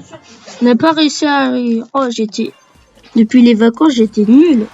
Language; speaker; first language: French; native; French